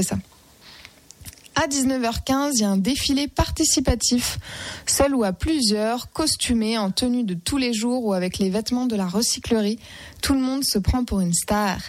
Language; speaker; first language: French; native; French